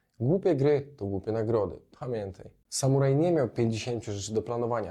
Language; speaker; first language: Polish; native; Polish